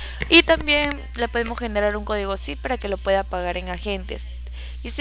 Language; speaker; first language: Spanish; native; Spanish